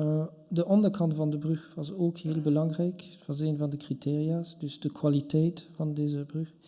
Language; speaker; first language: Dutch; non-native, local second language; French